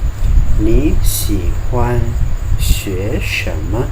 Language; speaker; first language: Chinese; non-native, fluent; Thai